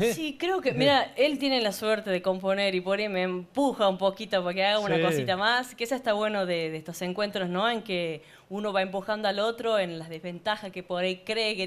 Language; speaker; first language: Spanish; native; Spanish